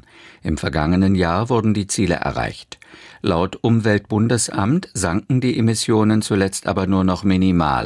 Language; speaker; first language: German; native; German